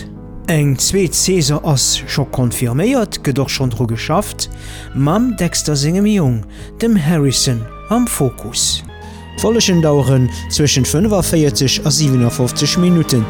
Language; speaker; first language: German; non-native, learner; Luxembourgish